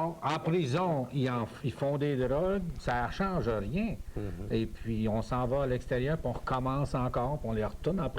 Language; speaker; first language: French; native; French